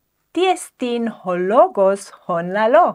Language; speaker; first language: Greek; non-native, fluent; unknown